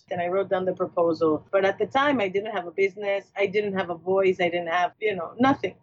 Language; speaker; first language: English; non-native, fluent; Spanish